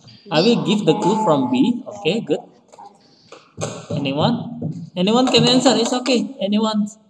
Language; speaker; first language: English; non-native, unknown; Indonesian